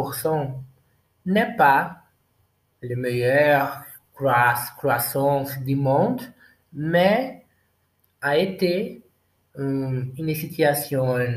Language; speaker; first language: French; non-native, learner; Portuguese